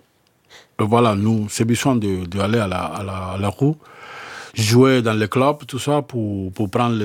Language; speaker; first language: French; non-native, learner; Spanish